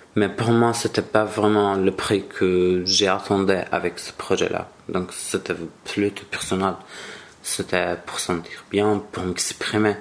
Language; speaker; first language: French; non-native, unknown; Arabic